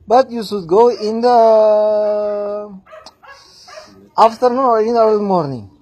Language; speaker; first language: English; non-native, learner; Indonesian